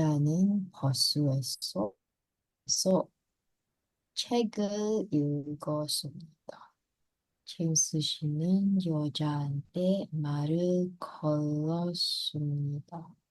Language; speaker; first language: Korean; non-native, learner; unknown